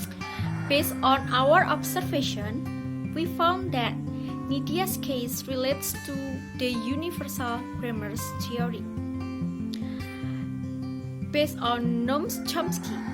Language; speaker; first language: English; non-native, learner; Indonesian